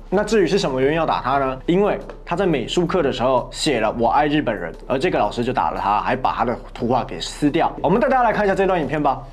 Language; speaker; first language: Chinese; native; Chinese